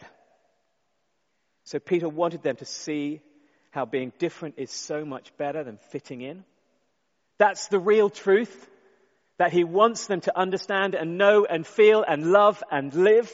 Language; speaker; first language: English; native; English